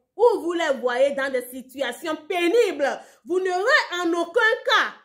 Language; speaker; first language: French; non-native, local second language; Ewe